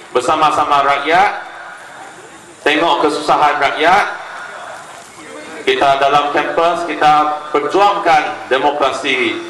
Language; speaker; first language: Malay; non-native, local second language; Chinese